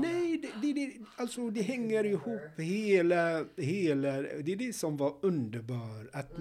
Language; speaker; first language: Swedish; non-native, fluent; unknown